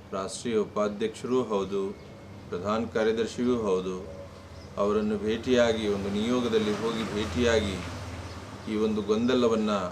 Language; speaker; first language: Kannada; native; Kannada